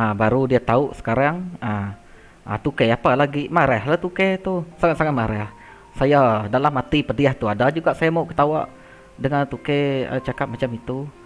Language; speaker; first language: Malay; non-native, local second language; Iban